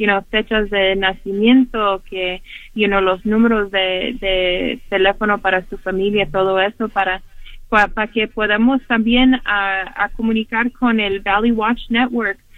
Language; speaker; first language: Spanish; early bilingual, heritage; Spanish